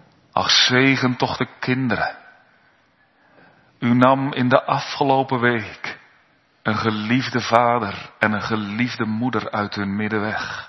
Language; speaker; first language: Dutch; native; Dutch